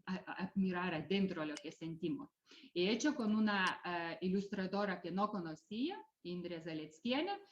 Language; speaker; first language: Spanish; non-native, fluent; Lithuanian